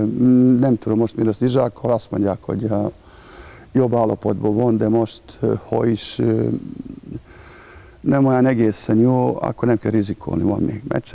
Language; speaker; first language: Hungarian; non-native, learner; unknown